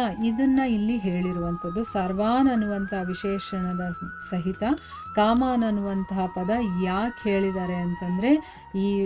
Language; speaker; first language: Kannada; native; Kannada